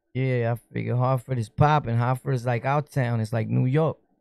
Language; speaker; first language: English; early bilingual, other home language; Spanish